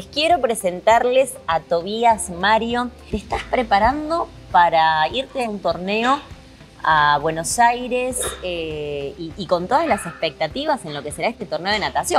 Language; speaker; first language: Spanish; native; Spanish